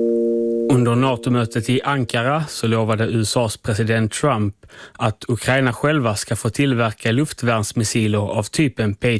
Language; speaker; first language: Swedish; native; Swedish